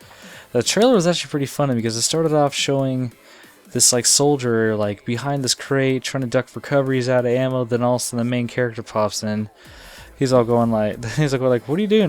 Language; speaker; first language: English; native; English